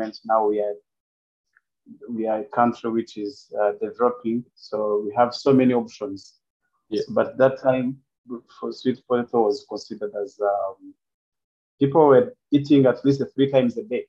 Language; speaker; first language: English; non-native, local second language; Kinyarwanda